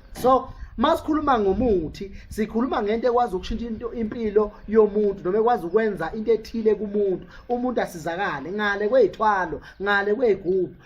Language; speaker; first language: Zulu; native; Zulu